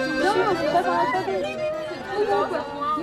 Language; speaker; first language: French; native; French